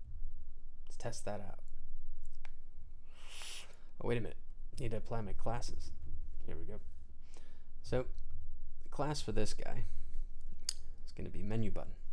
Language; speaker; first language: English; native; English